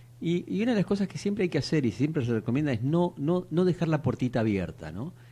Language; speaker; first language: Spanish; native; Spanish